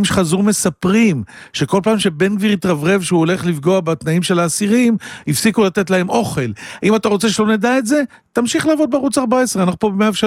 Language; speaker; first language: Hebrew; native; Hebrew